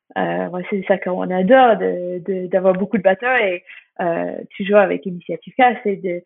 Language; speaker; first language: French; non-native, fluent; English